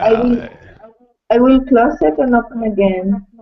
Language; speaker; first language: English; non-native, learner; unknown